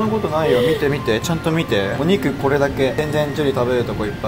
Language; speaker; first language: Japanese; native; Japanese